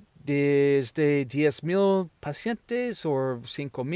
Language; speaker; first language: Spanish; non-native, learner; English